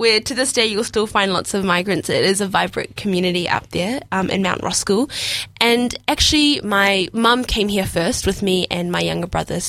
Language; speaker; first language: English; non-native, local second language; Somali